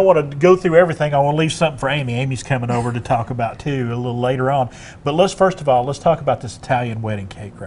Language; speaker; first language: English; native; English